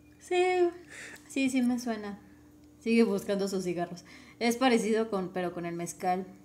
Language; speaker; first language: Spanish; native; Spanish